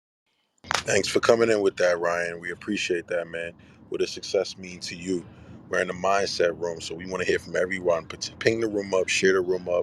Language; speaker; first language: English; native; English